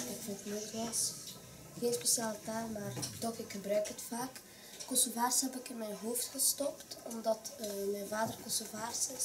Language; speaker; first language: Dutch; early bilingual, other home language; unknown